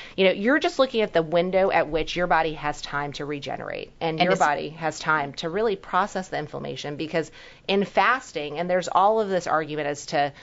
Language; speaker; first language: English; native; English